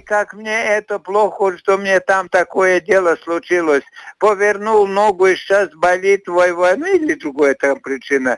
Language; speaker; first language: Russian; non-native, fluent; Latvian